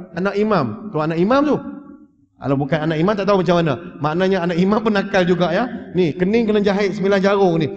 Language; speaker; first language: Malay; early bilingual, heritage; Malay